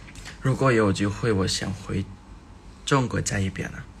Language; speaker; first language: Chinese; non-native, learner; Thai